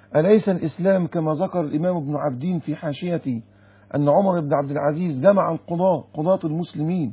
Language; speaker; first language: Arabic; native; Arabic